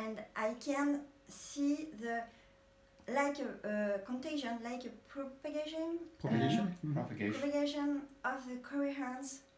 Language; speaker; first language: English; non-native, learner; French